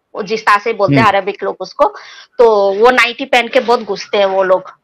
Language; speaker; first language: Hindi; non-native, local second language; Nepali